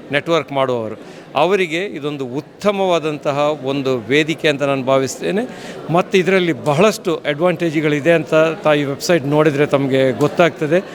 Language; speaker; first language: Kannada; non-native, local second language; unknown